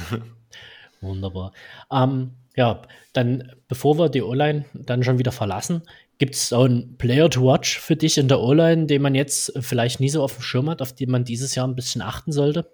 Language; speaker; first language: German; native; German